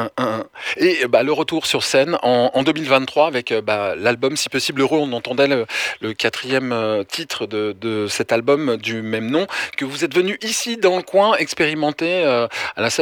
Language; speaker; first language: French; native; French